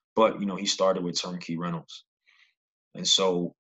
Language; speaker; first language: English; native; English